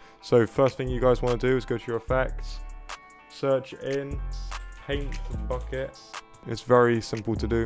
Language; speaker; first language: English; native; English